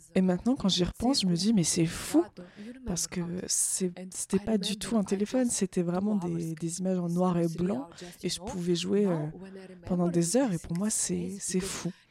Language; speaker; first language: French; non-native, fluent; Ukrainian